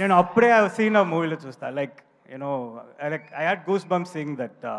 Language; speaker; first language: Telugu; non-native, learner; Tamil